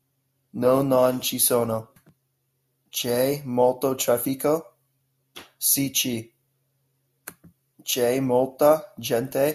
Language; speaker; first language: Italian; non-native, learner; English